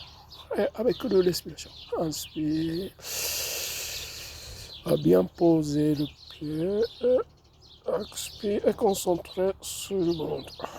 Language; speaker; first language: French; non-native, fluent; Japanese